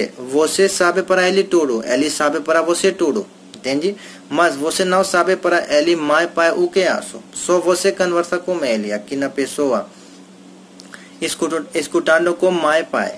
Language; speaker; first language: Portuguese; non-native, learner; Hindi